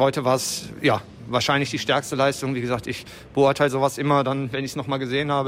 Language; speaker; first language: German; native; German